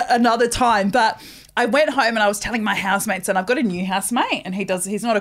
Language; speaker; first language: English; native; English